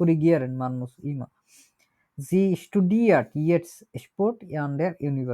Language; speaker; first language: German; non-native, learner; Bangla